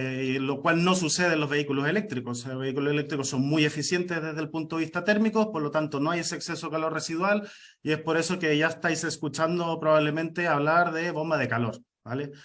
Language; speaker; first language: Spanish; native; Spanish